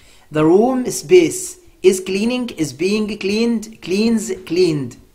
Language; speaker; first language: English; non-native, fluent; Arabic